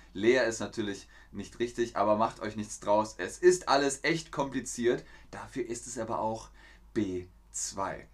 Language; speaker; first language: German; native; German